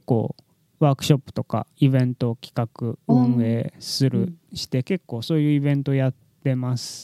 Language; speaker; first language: Japanese; native; Japanese